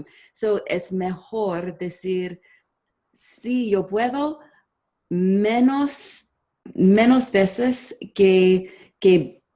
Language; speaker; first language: Spanish; non-native, learner; English